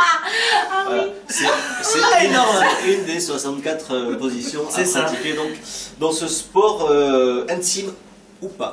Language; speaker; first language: French; native; French